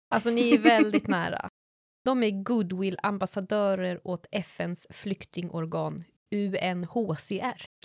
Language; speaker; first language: Swedish; native; Swedish